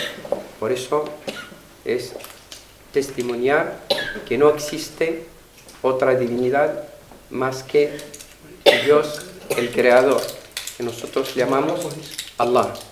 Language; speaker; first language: Spanish; non-native, fluent; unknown